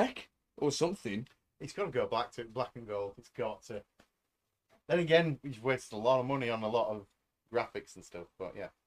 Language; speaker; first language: English; native; English